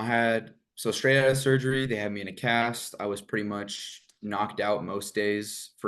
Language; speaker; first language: English; native; English